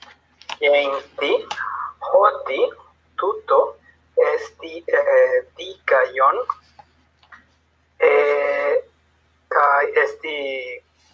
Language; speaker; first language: Greek; non-native, learner; Spanish